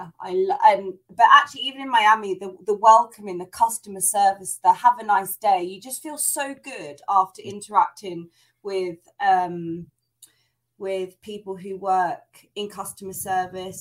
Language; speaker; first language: English; native; English